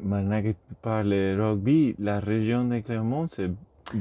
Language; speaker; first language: French; non-native, learner; Spanish